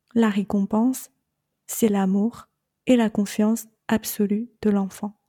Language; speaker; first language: French; non-native, fluent; Chinese